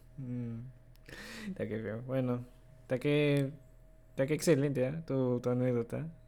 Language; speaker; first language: Spanish; early bilingual, other home language; Japanese